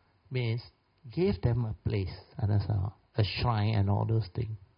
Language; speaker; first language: English; non-native, local second language; Min Nan Chinese